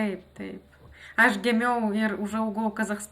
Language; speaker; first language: Lithuanian; non-native, learner; Russian